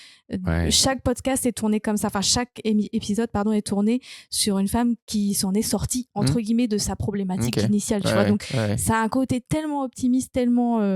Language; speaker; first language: French; native; French